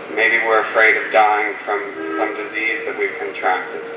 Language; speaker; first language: English; native; English